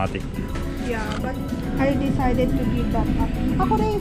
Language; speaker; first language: English; non-native, local second language; Filipino